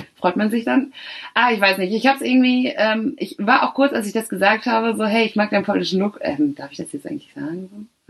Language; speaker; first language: German; early bilingual, other home language; Arabic